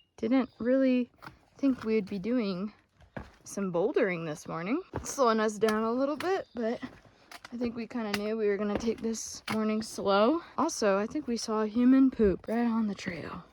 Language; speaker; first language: English; native; English